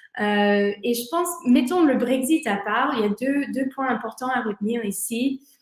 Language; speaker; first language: French; early bilingual, heritage; English